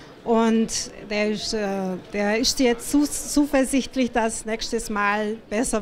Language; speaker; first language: German; non-native, fluent; Portuguese